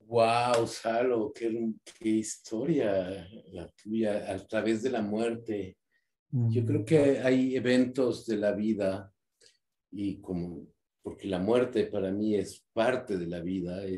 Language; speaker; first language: Spanish; native; Spanish